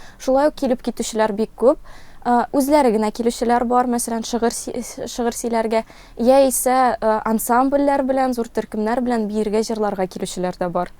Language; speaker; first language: Tatar; non-native, local second language; Russian